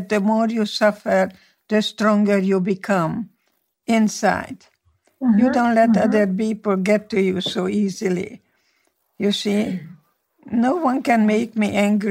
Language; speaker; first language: English; non-native, fluent; Hungarian